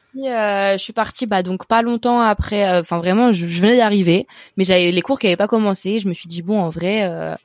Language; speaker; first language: French; native; French